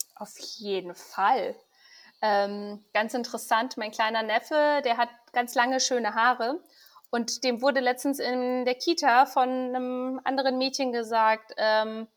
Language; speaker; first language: German; early bilingual, other home language; Persian